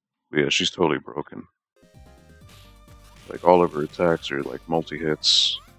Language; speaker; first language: English; native; English